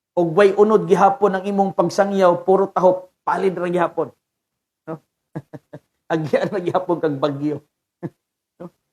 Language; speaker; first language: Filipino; non-native, local second language; Cebuano